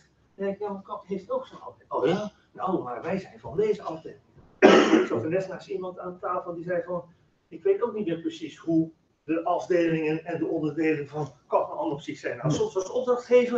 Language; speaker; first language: Dutch; native; Dutch